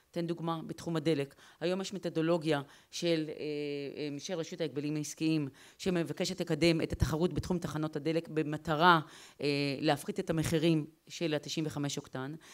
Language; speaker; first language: Hebrew; native; Hebrew